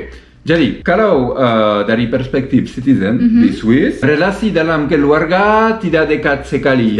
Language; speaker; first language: Indonesian; non-native, learner; French